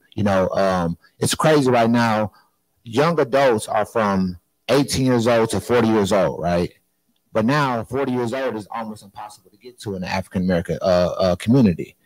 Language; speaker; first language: English; native; English